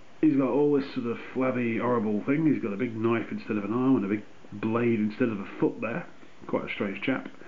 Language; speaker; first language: English; native; English